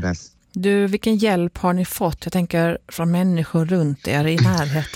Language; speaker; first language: Swedish; native; Swedish